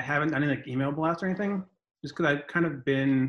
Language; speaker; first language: English; native; English